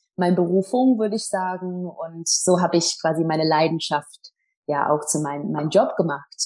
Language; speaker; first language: German; non-native, fluent; English